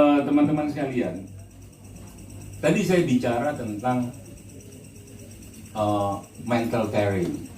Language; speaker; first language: Indonesian; non-native, local second language; Javanese